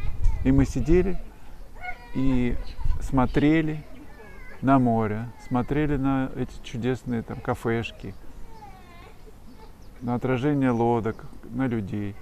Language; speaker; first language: Russian; native; Russian